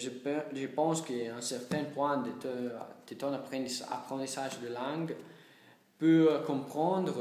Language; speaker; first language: French; non-native, learner; Italian